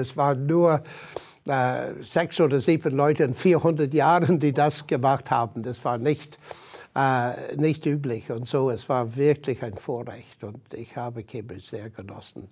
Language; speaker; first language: German; non-native, fluent; English